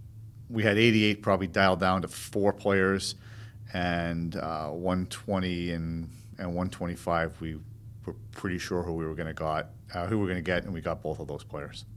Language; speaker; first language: English; native; English